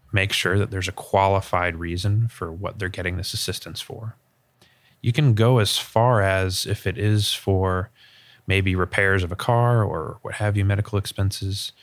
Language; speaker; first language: English; native; English